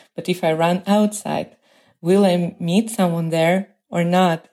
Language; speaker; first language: English; non-native, fluent; Russian